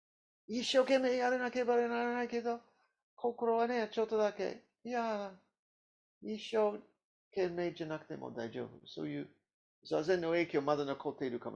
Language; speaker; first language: Japanese; non-native, learner; English